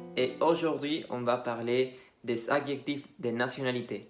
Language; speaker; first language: French; non-native, fluent; Spanish